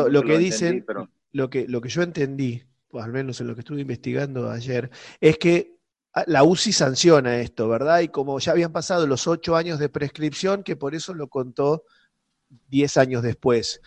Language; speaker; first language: Spanish; native; Spanish